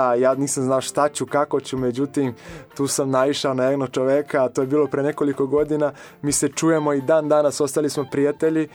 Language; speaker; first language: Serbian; non-native, fluent; Portuguese